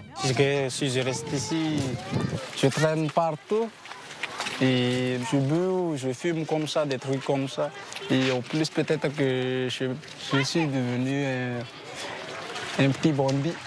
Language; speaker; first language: French; non-native, local second language; Malagasy